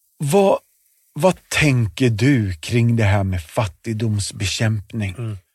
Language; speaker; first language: Swedish; native; Swedish